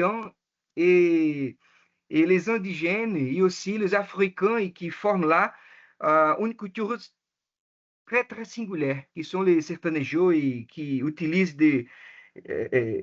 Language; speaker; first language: French; non-native, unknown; Portuguese